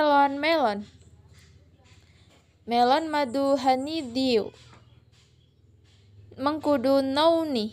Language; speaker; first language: Indonesian; native; Indonesian